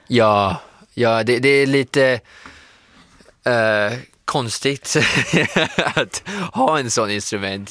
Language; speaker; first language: Swedish; non-native, fluent; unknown